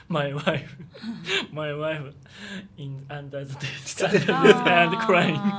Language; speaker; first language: English; non-native, learner; Japanese